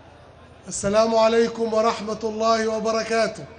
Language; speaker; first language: Arabic; native; Arabic